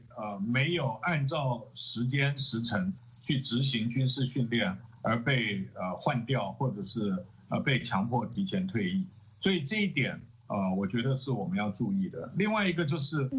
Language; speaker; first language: Chinese; native; Chinese